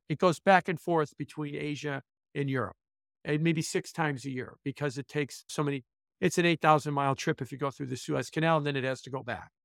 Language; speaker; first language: English; native; English